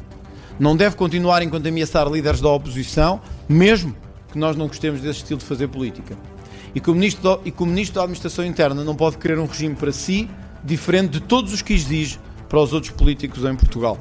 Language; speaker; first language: Portuguese; native; Portuguese